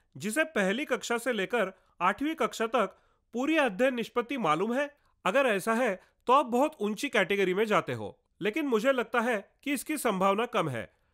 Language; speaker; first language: Hindi; non-native, local second language; Marathi